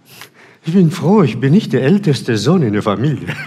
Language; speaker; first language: German; non-native, fluent; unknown